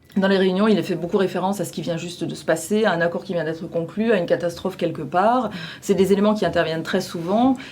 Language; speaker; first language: French; native; French